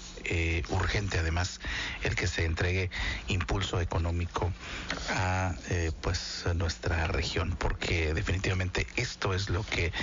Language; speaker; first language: Spanish; native; Spanish